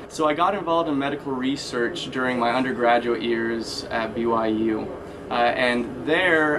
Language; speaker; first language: English; native; English